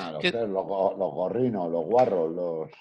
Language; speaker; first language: Spanish; native; Spanish